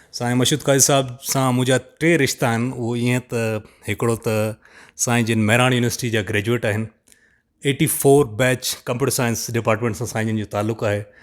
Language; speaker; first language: Sindhi; native; Sindhi